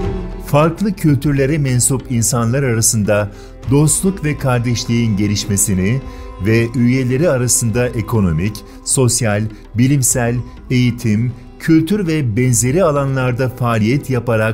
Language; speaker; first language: Turkish; native; Turkish